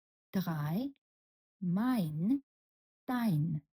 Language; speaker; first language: German; non-native, fluent; Mongolian